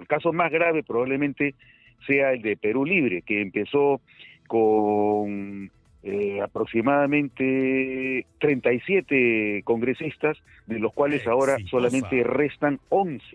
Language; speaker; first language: Spanish; native; Spanish